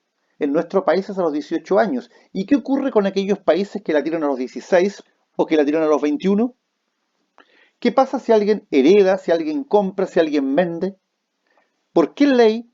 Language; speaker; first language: Spanish; native; Spanish